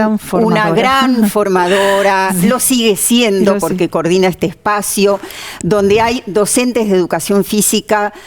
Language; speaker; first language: Spanish; native; Spanish